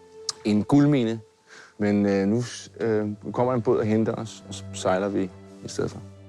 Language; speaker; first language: Danish; native; Danish